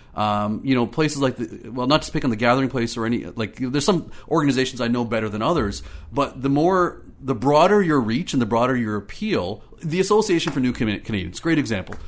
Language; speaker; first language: English; native; English